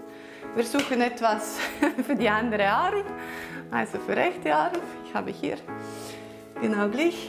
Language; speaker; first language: German; non-native, learner; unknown